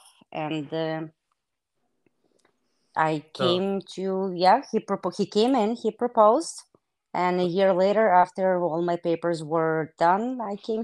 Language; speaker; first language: English; non-native, fluent; Hebrew